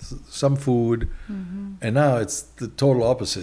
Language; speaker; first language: English; non-native, fluent; German